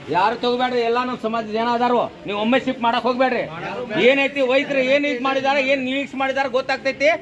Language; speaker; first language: Kannada; non-native, local second language; Lambadi